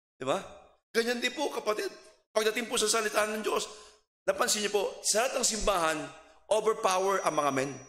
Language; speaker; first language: Filipino; non-native, local second language; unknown